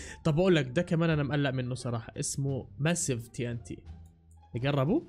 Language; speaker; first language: Arabic; native; Arabic